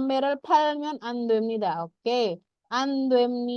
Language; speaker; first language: Korean; non-native, fluent; Indonesian